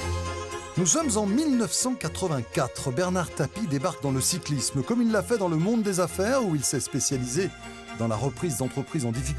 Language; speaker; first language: French; native; French